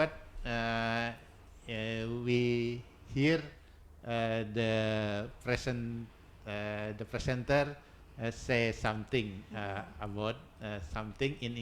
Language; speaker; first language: English; non-native, learner; Indonesian